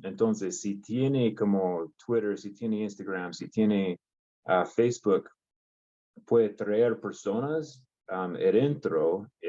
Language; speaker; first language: Spanish; non-native, learner; English